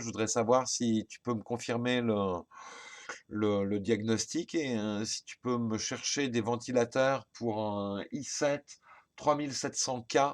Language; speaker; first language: French; native; French